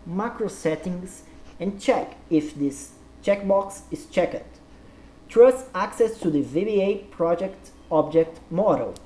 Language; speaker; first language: English; non-native, learner; Portuguese